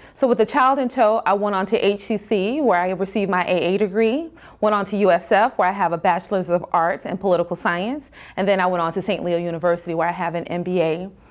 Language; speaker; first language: English; native; English